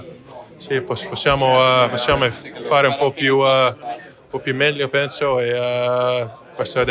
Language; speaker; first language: Italian; non-native, fluent; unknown